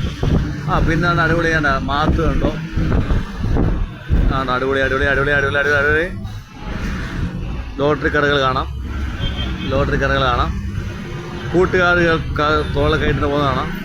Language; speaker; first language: Malayalam; native; Malayalam